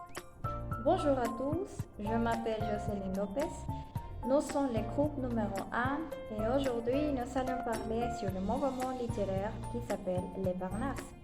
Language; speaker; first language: French; non-native, learner; Spanish